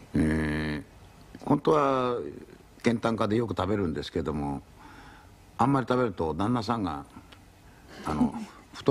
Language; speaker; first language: Japanese; native; Japanese